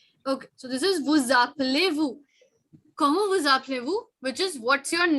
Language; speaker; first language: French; non-native, fluent; Hindi